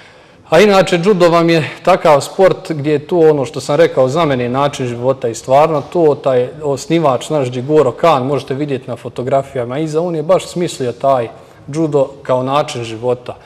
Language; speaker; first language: Serbian; native; Serbian